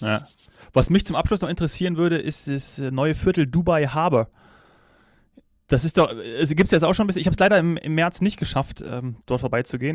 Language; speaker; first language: German; native; German